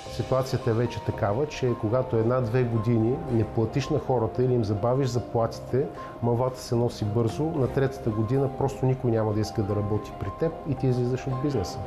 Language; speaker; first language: Bulgarian; native; Bulgarian